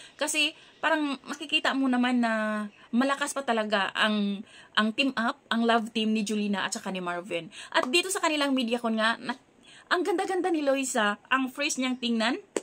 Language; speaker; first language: Filipino; non-native, local second language; Cebuano